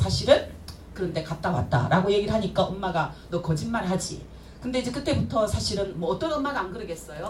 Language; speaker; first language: Korean; native; Korean